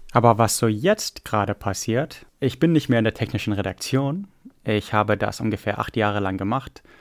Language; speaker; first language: German; non-native, fluent; English